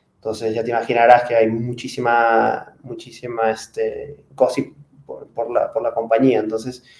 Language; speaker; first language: Spanish; native; Spanish